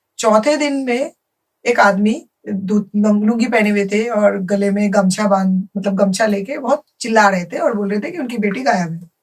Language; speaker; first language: Hindi; non-native, local second language; Bangla